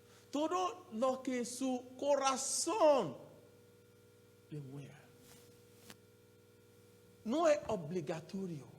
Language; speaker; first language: Spanish; non-native, learner; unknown